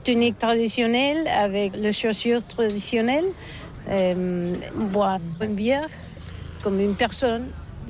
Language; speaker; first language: French; non-native, fluent; Catalan